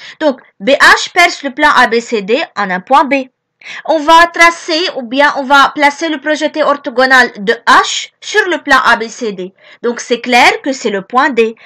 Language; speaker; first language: French; non-native, local second language; Arabic